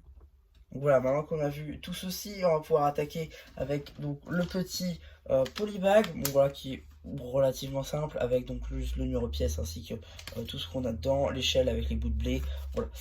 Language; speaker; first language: French; native; French